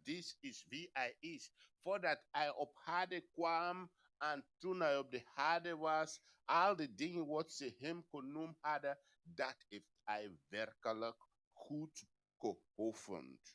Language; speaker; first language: Dutch; non-native, fluent; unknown